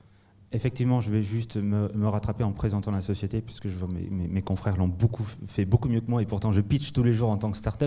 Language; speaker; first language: French; native; French